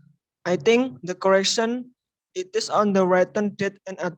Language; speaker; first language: English; non-native, learner; Indonesian